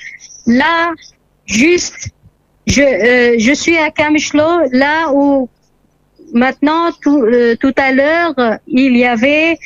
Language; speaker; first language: French; non-native, fluent; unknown